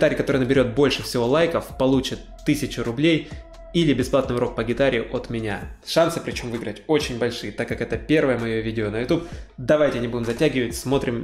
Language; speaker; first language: Russian; native; Russian